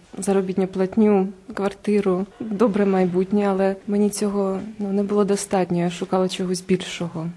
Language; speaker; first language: Ukrainian; native; Ukrainian